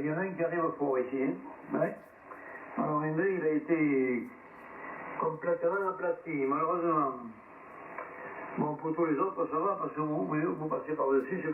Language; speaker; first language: French; native; French